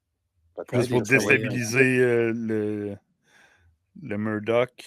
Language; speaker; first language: French; native; French